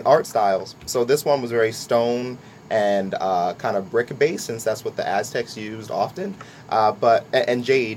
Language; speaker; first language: English; native; English